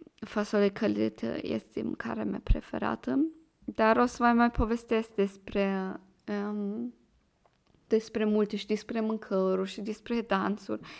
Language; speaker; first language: Romanian; early bilingual, heritage; Romanian